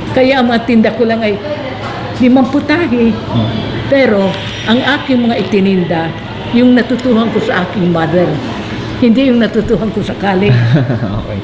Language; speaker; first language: Filipino; native; Filipino